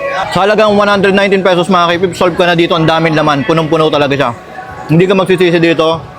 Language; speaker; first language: Filipino; native; Filipino